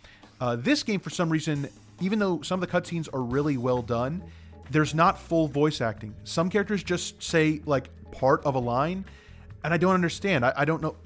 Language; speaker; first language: English; native; English